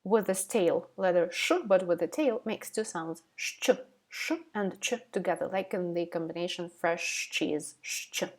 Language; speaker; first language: English; non-native, fluent; Ukrainian